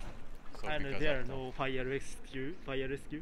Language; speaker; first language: English; non-native, learner; Japanese